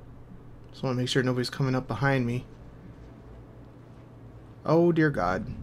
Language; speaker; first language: English; native; English